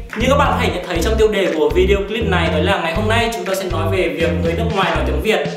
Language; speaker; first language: Vietnamese; native; Vietnamese